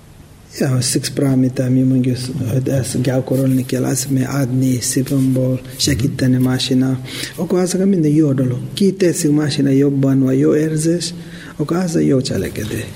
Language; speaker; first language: Hungarian; non-native, learner; Tibetan